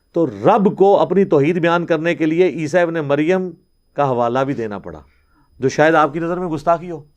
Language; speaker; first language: Urdu; non-native, local second language; Punjabi